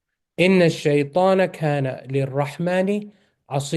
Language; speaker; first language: Arabic; non-native, fluent; English